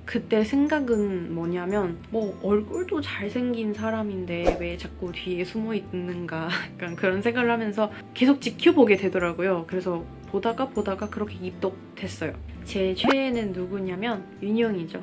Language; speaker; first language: Korean; non-native, fluent; Cantonese